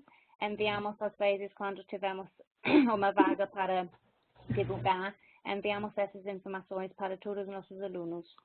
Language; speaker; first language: Portuguese; non-native, fluent; English